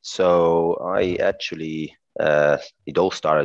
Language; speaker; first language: English; non-native, fluent; Italian